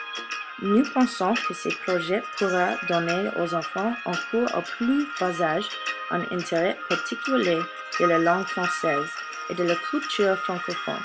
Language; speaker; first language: French; non-native, learner; English